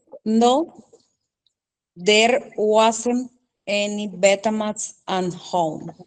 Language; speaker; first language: English; non-native, learner; Spanish